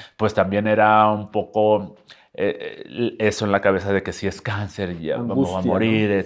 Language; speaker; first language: Spanish; native; Spanish